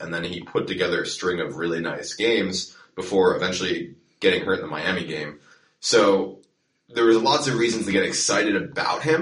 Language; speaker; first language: English; native; English